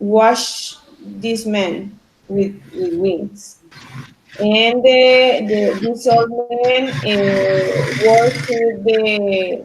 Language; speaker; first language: English; non-native, learner; Spanish